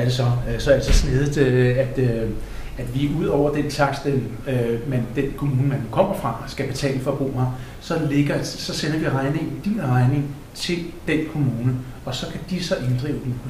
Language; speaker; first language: Danish; native; Danish